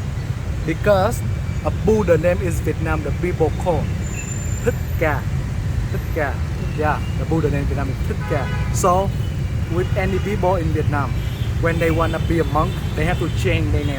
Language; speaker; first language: English; non-native, learner; Vietnamese